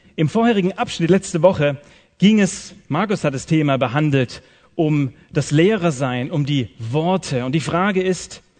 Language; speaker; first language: German; native; German